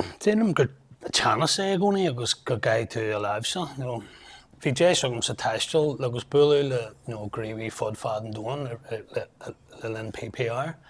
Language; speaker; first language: Irish; non-native, local second language; English